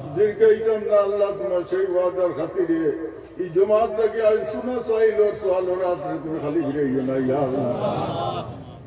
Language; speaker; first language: Urdu; non-native, local second language; Bangla